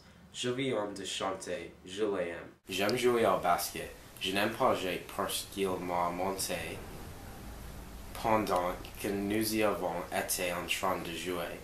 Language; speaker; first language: French; non-native, learner; English